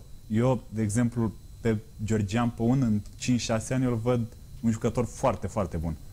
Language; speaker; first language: Romanian; native; Romanian